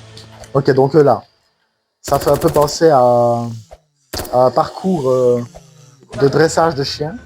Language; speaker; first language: French; native; French